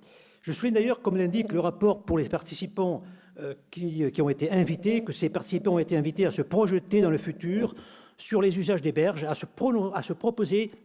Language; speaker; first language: French; native; French